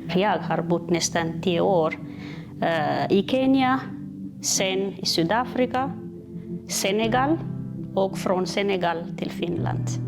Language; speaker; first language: Swedish; non-native, learner; Malagasy